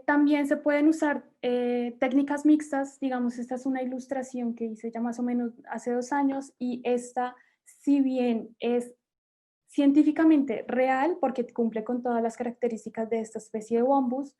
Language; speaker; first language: Spanish; native; Spanish